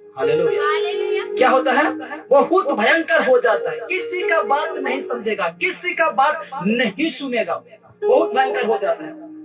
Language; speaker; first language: Hindi; non-native, local second language; Odia